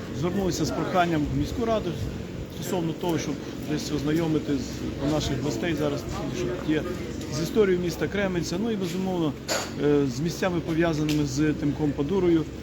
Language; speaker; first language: Ukrainian; native; Ukrainian